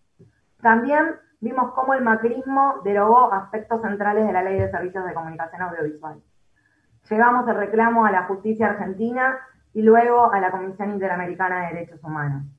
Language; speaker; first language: Spanish; native; Spanish